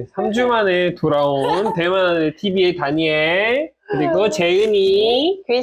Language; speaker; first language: Korean; native; Korean